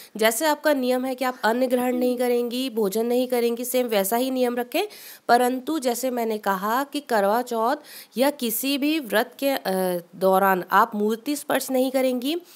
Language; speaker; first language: Hindi; native; Hindi